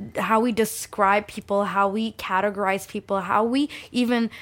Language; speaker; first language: English; early bilingual, other home language; Bangla